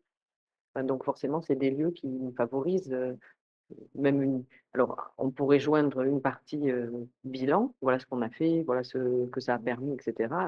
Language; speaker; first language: French; native; French